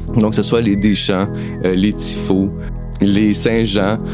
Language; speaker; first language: French; native; French